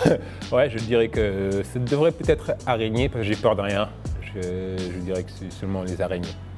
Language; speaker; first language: French; non-native, local second language; Wolof